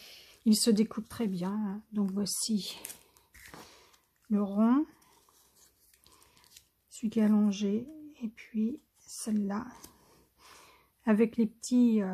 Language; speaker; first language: French; native; French